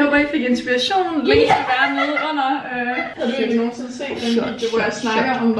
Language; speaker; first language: Danish; native; Danish